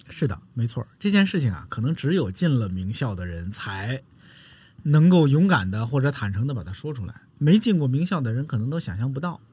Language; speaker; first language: Chinese; native; Chinese